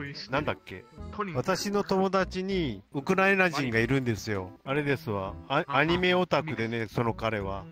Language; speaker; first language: Japanese; native; Japanese